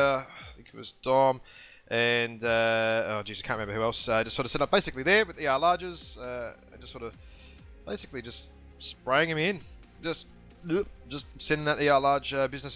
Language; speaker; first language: English; native; English